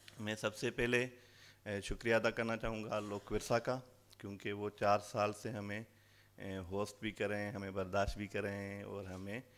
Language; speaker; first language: Urdu; non-native, local second language; Sindhi